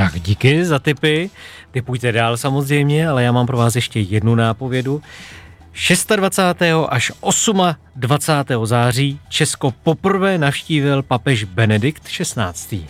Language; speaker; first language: Czech; native; Czech